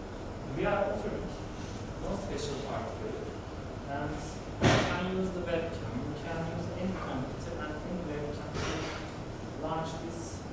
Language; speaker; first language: English; non-native, learner; Turkish